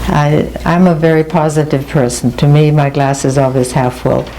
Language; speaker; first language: English; early bilingual, other home language; German